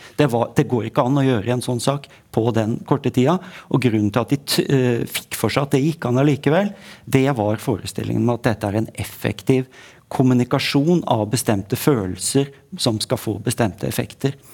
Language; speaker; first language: Norwegian; native; Norwegian